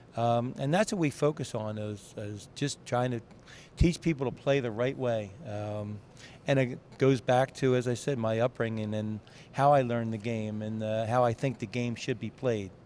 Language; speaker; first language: English; native; English